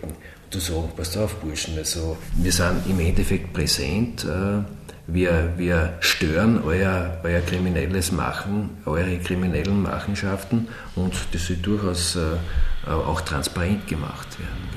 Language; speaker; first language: German; native; German